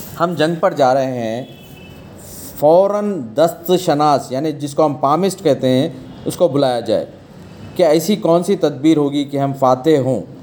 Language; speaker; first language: Urdu; native; Urdu